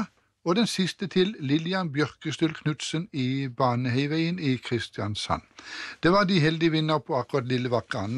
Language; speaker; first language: Norwegian; native; Norwegian